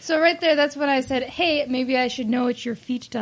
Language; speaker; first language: English; native; English